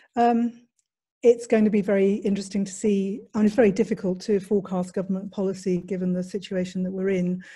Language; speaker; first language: English; native; English